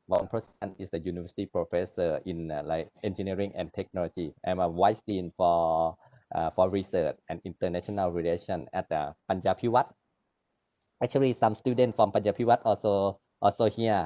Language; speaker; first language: English; non-native, learner; Thai